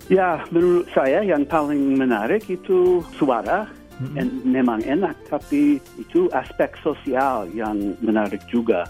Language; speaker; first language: Indonesian; non-native, fluent; English